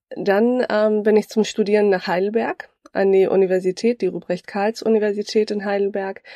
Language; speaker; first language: German; early bilingual, other home language; Turkish